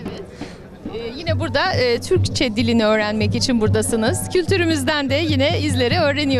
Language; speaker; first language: Turkish; native; Turkish